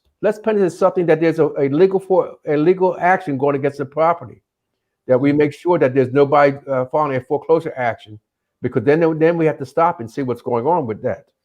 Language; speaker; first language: English; native; English